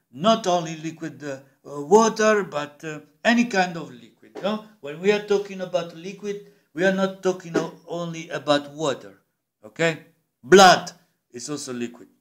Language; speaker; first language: English; non-native, learner; Italian